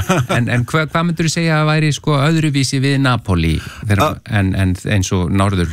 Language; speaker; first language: Icelandic; native; Icelandic